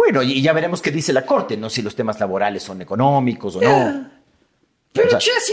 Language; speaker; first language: Spanish; native; Spanish